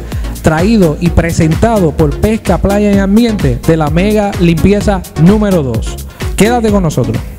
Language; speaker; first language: Spanish; native; Spanish